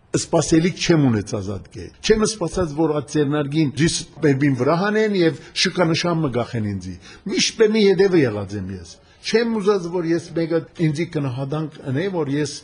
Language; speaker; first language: Armenian; early bilingual, heritage; Armenian